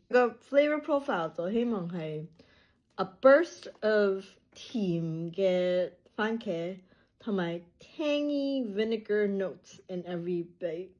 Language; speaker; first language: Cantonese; early bilingual, heritage; Cantonese